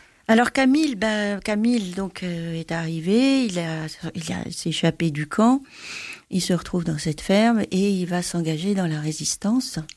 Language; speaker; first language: French; native; French